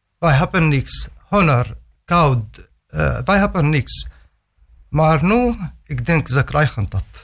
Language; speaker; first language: Dutch; non-native, learner; Arabic